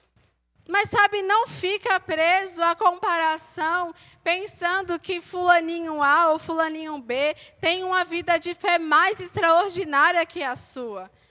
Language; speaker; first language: Portuguese; native; Portuguese